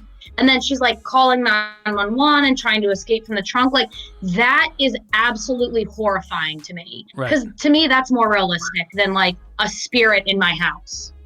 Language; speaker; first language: English; native; English